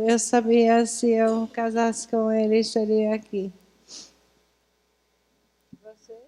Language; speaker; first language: Portuguese; non-native, fluent; English